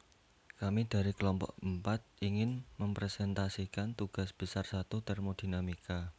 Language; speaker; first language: Indonesian; native; Indonesian